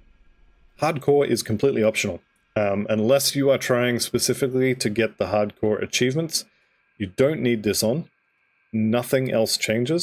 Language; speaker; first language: English; native; English